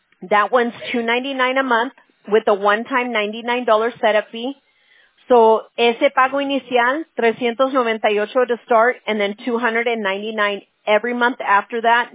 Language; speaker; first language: English; early bilingual, other home language; Spanish